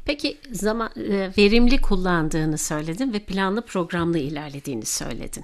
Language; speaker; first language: Turkish; native; Turkish